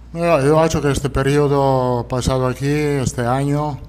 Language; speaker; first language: Portuguese; non-native, learner; Italian